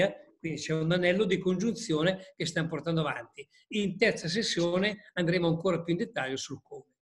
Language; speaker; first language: Italian; native; Italian